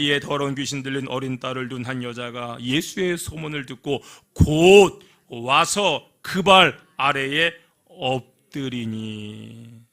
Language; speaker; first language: Korean; native; Korean